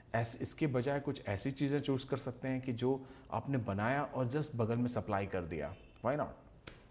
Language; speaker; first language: Hindi; native; Hindi